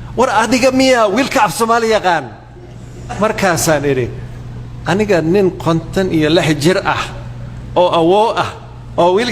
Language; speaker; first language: Somali; non-native, fluent; English